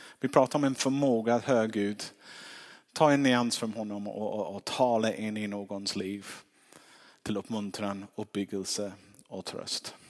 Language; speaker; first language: Swedish; non-native, fluent; English